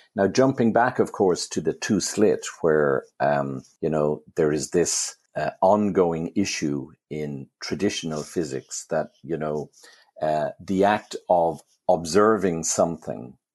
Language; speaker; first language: English; native; English